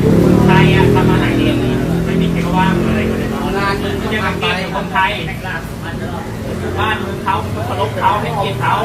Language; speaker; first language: Thai; native; Thai